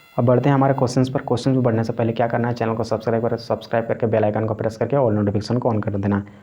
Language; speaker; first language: Hindi; native; Hindi